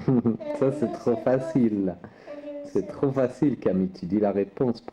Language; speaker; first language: French; native; French